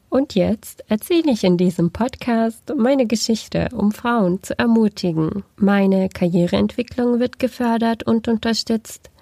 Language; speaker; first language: German; early bilingual, other home language; Turkish